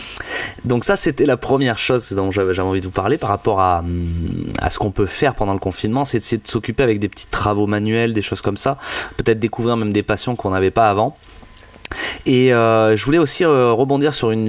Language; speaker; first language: French; native; French